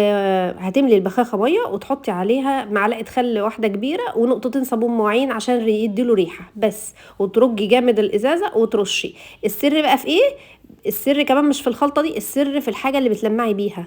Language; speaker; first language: Arabic; native; Arabic